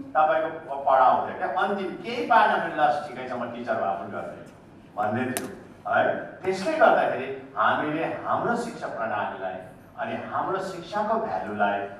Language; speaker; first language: Nepali; native; Nepali